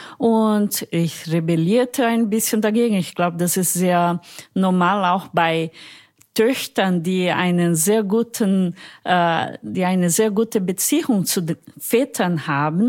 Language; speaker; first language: German; non-native, fluent; Portuguese